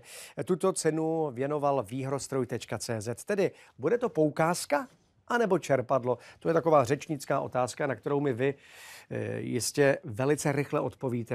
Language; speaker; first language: Czech; native; Czech